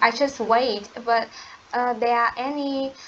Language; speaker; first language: English; non-native, learner; Vietnamese